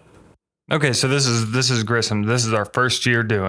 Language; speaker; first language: English; native; English